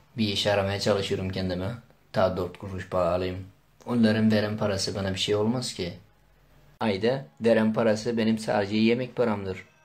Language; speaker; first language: Turkish; non-native, local second language; Kurdish